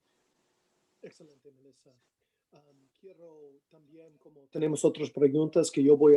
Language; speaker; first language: Spanish; non-native, learner; English